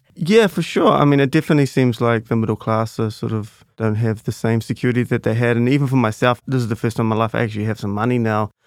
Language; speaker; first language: English; native; English